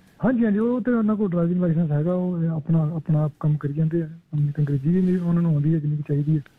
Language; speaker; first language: Punjabi; native; Punjabi